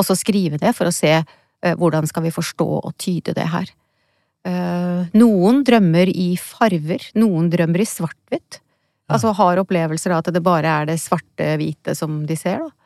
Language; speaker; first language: Norwegian; native; Norwegian